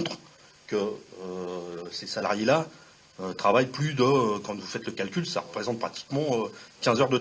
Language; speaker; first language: French; native; French